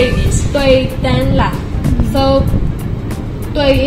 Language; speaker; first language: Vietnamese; non-native, learner; Burmese